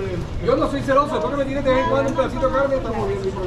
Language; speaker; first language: Spanish; native; Spanish